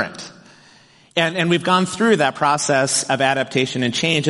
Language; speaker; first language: English; native; English